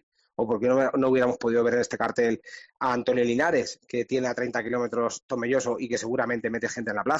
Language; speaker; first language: Spanish; native; Spanish